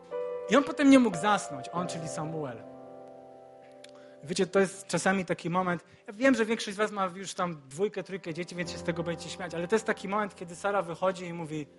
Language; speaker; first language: Polish; native; Polish